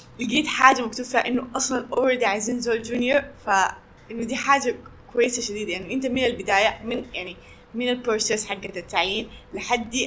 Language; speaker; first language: Arabic; native; Arabic